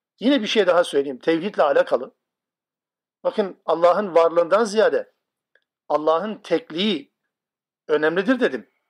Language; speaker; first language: Turkish; non-native, local second language; Kurdish